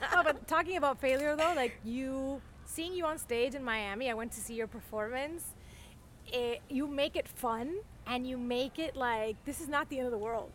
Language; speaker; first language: English; non-native, fluent; Spanish